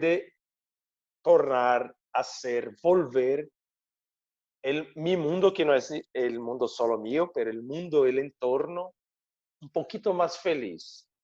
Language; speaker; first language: Spanish; non-native, fluent; Portuguese